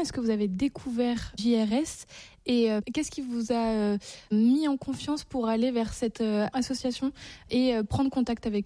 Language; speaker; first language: French; native; French